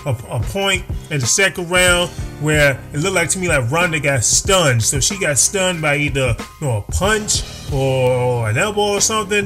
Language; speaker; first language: English; native; English